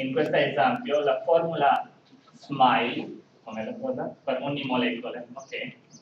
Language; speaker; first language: Italian; non-native, learner; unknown